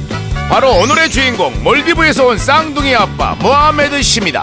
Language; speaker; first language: Korean; native; Korean